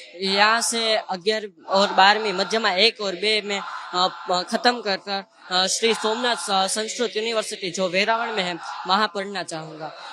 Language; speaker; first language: Hindi; non-native, local second language; Gujarati